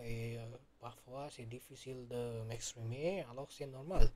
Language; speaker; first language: French; non-native, learner; Gujarati